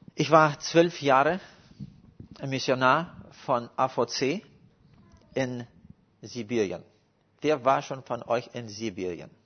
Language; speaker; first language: German; non-native, fluent; Russian